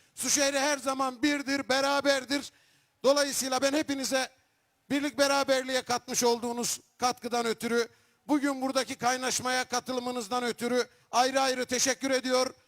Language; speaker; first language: Turkish; native; Turkish